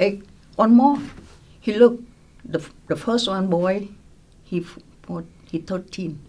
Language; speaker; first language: English; non-native, local second language; Vietnamese